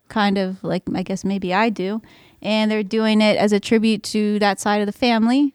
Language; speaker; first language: English; native; English